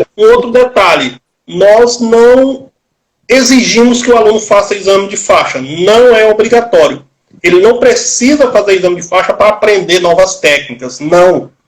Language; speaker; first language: Portuguese; native; Portuguese